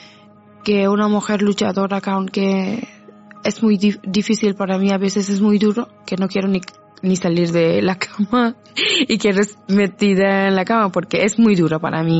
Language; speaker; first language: Spanish; non-native, fluent; Persian